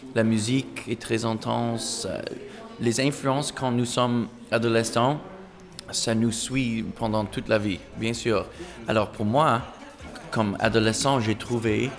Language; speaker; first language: French; non-native, local second language; English